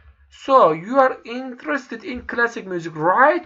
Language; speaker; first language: English; non-native, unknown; Turkish